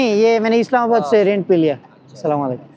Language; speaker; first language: Hindi; non-native, fluent; Bangla